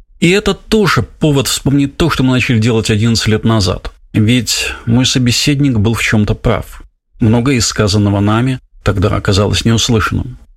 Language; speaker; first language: Russian; native; Russian